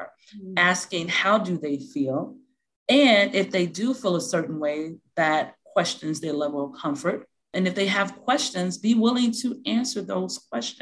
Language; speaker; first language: English; native; English